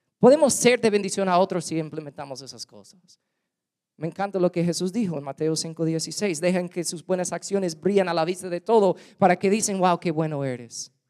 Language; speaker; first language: Spanish; non-native, fluent; English